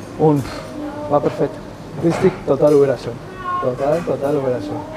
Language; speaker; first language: German; non-native, learner; Spanish